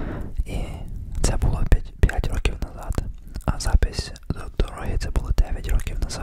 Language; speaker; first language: Ukrainian; early bilingual, heritage; Ukrainian